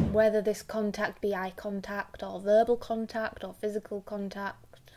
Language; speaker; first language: English; native; English